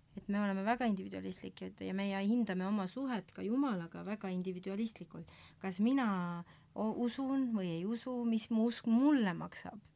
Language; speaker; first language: Estonian; native; Estonian